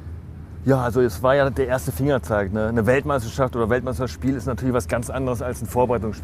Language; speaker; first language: German; native; German